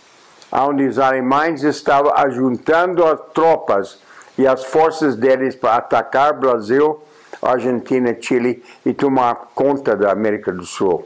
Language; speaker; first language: Portuguese; non-native, fluent; English